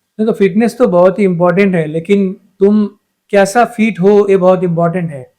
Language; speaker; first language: Hindi; non-native, local second language; Bangla